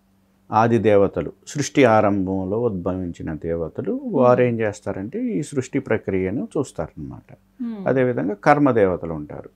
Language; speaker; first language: Telugu; native; Telugu